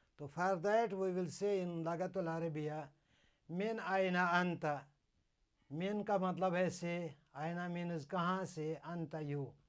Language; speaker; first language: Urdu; non-native, local second language; Kashmiri